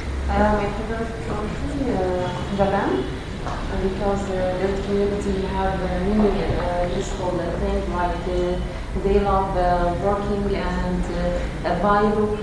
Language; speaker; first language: English; non-native, learner; Arabic